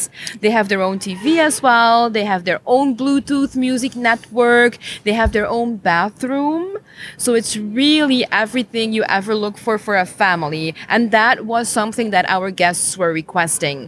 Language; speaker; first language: English; non-native, fluent; Dutch